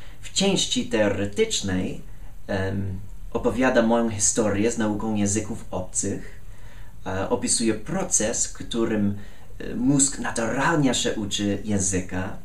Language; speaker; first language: Polish; non-native, fluent; English